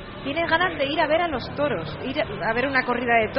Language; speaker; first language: Spanish; native; Spanish